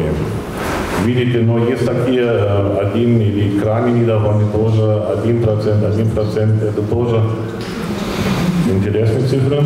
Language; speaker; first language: Russian; non-native, fluent; German